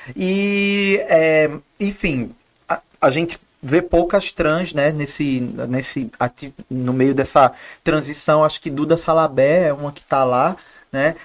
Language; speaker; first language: Portuguese; native; Portuguese